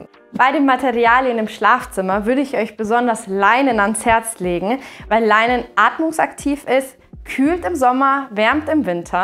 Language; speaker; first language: German; native; German